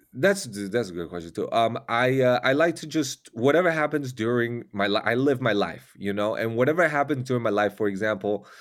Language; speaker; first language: English; non-native, fluent; Chinese